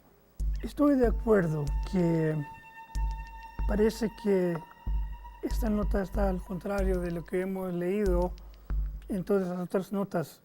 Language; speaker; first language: Spanish; non-native, fluent; English